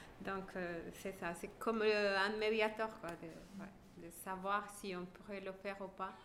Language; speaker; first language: French; non-native, fluent; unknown